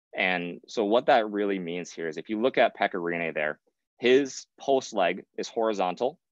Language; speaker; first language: English; native; English